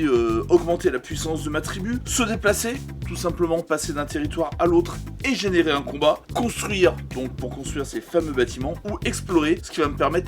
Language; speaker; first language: French; native; French